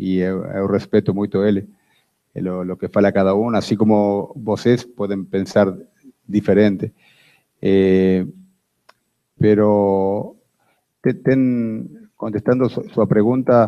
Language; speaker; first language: Spanish; non-native, fluent; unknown